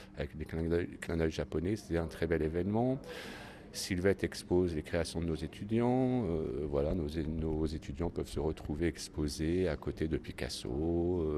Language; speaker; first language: French; native; French